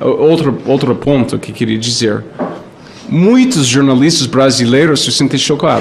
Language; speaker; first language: Portuguese; non-native, fluent; English